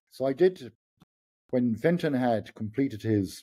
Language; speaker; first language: English; non-native, local second language; Irish